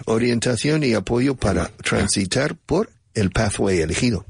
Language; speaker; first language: Spanish; non-native, fluent; English